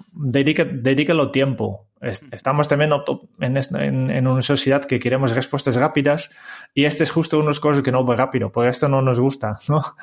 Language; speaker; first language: Spanish; non-native, fluent; Dutch